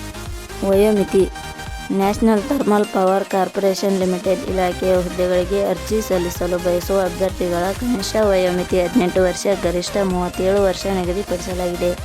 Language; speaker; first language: Kannada; native; Kannada